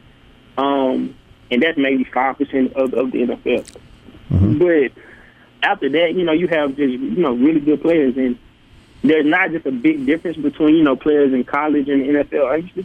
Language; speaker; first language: English; native; English